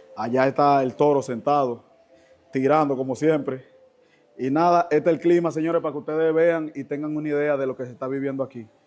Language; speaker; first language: Spanish; native; Spanish